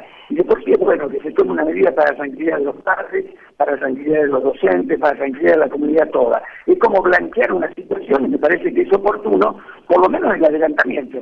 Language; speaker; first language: Spanish; native; Spanish